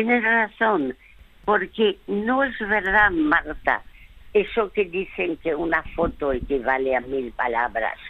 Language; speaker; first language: Spanish; early bilingual, other home language; French